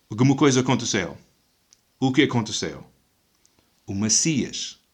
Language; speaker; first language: Portuguese; non-native, fluent; English